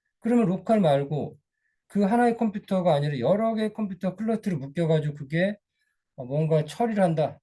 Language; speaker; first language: Korean; native; Korean